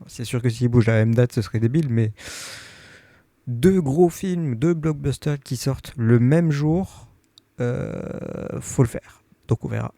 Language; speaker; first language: French; native; French